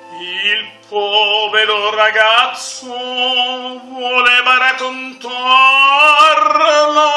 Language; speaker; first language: Italian; non-native, fluent; Spanish